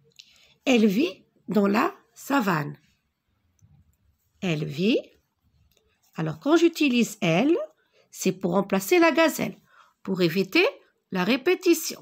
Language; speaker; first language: French; non-native, local second language; Arabic